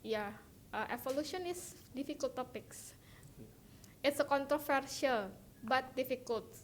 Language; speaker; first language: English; non-native, local second language; Indonesian